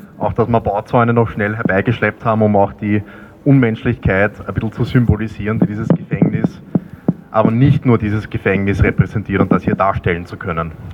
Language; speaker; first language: German; native; German